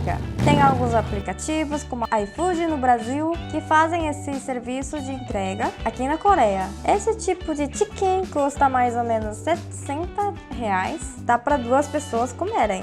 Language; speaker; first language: Portuguese; non-native, fluent; Korean